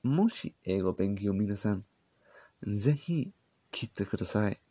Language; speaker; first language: Japanese; non-native, learner; English